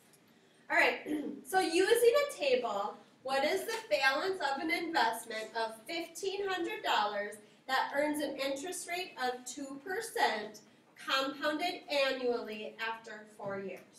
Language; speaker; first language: English; native; English